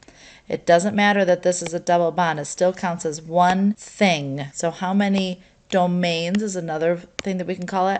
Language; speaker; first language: English; native; English